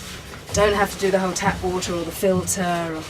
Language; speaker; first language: English; native; English